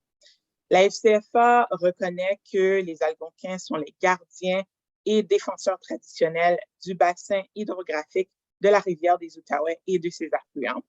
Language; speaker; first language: French; native; French